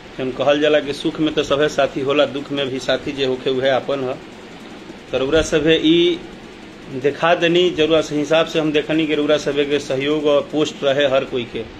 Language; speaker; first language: Hindi; non-native, local second language; Bhojpuri